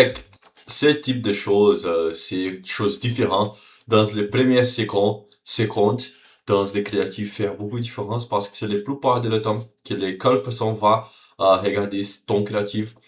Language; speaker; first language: French; non-native, learner; Portuguese